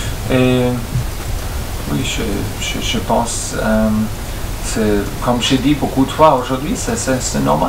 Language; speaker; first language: French; non-native, fluent; German